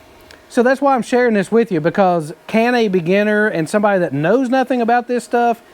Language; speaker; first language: English; native; English